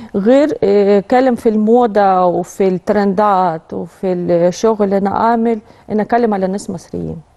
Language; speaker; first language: Arabic; non-native, learner; Russian